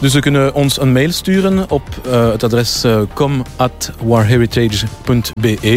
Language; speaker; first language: Dutch; non-native, local second language; French